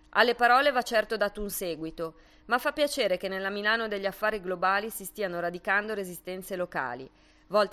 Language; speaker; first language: Italian; native; Italian